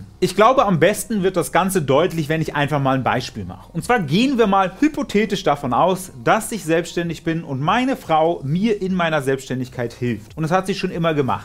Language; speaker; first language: German; native; German